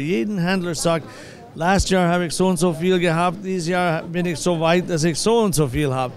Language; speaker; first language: German; non-native, fluent; English